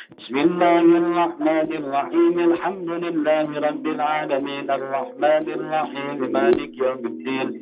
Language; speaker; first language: Arabic; non-native, fluent; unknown